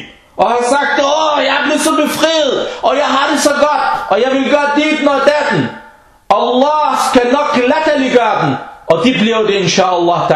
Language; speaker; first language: Danish; non-native, fluent; Arabic